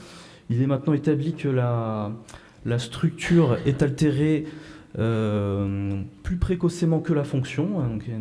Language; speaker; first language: French; native; French